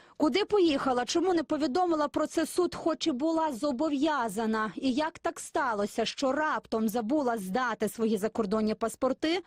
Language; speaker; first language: Ukrainian; native; Ukrainian